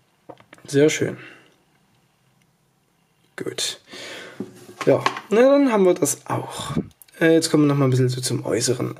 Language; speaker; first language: German; native; German